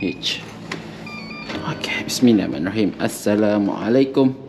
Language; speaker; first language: Malay; native; Malay